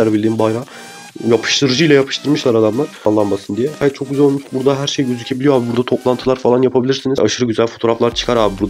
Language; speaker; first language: Turkish; native; Turkish